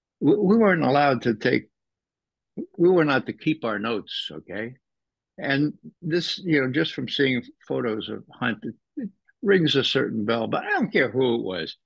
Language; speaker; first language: English; native; English